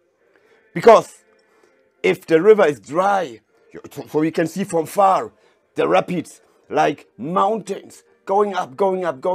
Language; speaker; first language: English; non-native, fluent; German